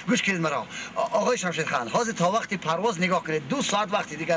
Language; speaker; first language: Persian; native; Persian